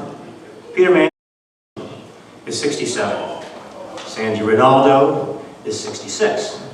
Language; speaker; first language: English; native; English